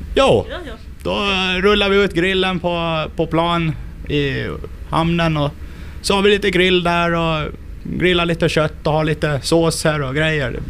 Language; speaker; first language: Swedish; native; Swedish